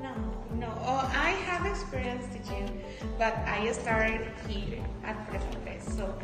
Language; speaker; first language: English; non-native, fluent; Spanish